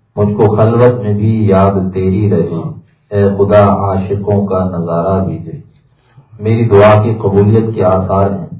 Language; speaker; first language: Urdu; native; Urdu